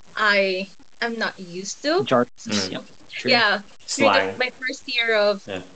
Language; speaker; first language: English; non-native, local second language; Cebuano